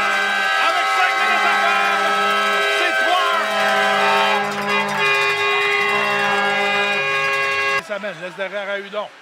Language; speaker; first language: French; native; French